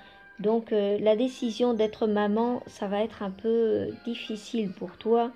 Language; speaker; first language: French; non-native, fluent; Spanish